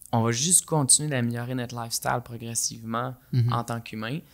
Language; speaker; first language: French; native; French